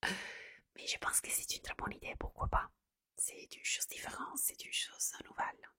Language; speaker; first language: French; non-native, fluent; Italian